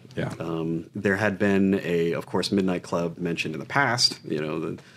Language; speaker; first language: English; native; English